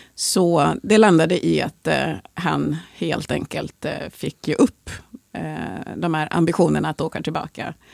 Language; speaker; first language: Swedish; early bilingual, other home language; Swahili